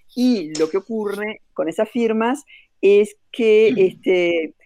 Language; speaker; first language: Spanish; native; Spanish